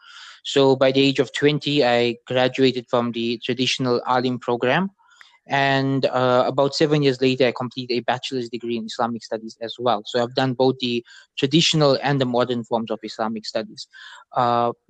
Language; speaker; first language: English; native; English